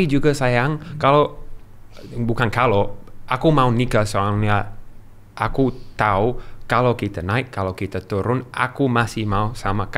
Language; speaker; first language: Indonesian; non-native, learner; English